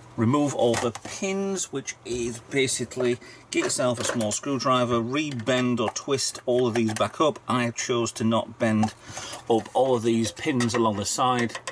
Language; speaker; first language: English; native; English